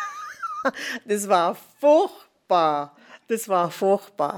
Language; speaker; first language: German; non-native, fluent; English